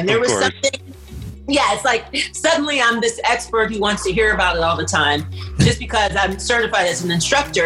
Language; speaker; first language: English; native; English